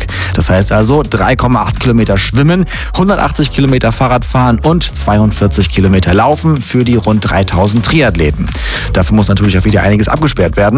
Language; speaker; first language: German; native; German